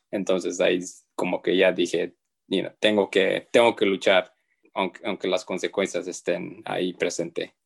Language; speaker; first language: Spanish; early bilingual, heritage; Spanish